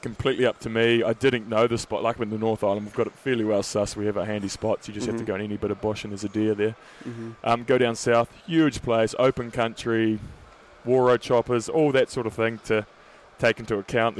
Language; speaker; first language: English; native; English